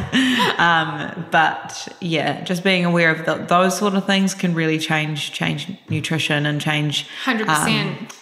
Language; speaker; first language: English; native; English